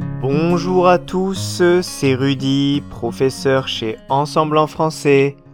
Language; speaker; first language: French; non-native, fluent; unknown